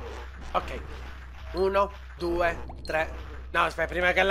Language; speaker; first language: Italian; native; Italian